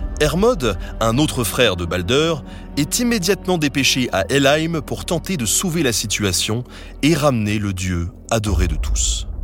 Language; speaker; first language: French; native; French